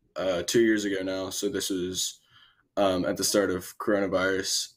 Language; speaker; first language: English; native; English